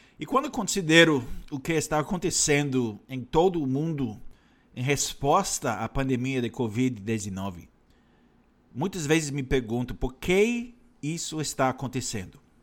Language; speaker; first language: Portuguese; non-native, fluent; English